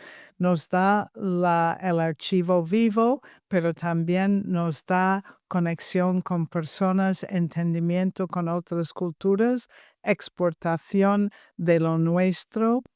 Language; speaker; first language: Spanish; non-native, fluent; English